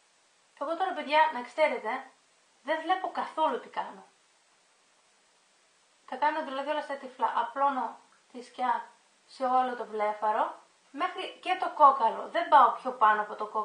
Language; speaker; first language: Greek; native; Greek